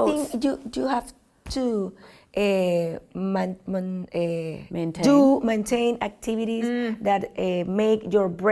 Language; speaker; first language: English; non-native, learner; Spanish